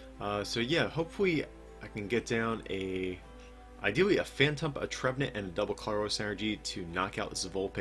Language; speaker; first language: English; native; English